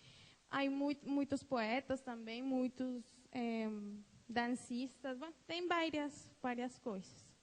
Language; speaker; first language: Portuguese; non-native, fluent; Spanish